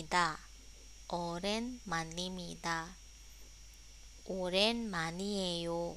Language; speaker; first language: Korean; non-native, fluent; Indonesian